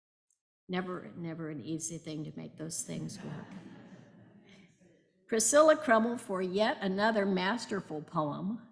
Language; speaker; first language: English; native; English